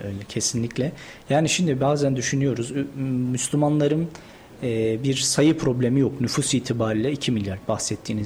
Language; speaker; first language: Turkish; native; Turkish